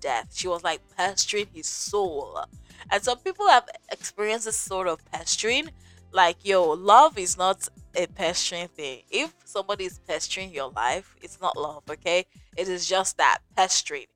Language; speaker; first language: English; non-native, local second language; Yoruba